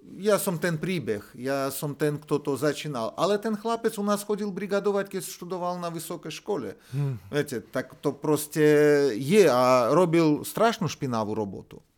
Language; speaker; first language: Slovak; non-native, fluent; Russian